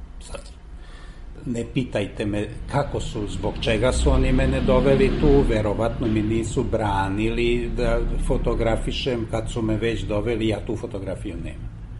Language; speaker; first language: Serbian; non-native, local second language; Hungarian